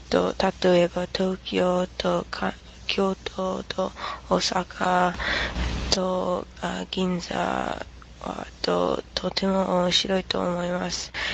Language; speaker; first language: Japanese; non-native, learner; English